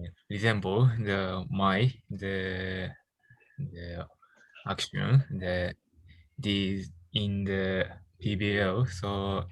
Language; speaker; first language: English; non-native, learner; Japanese